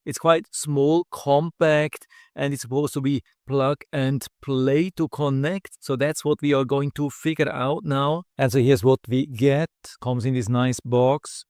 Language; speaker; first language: English; non-native, fluent; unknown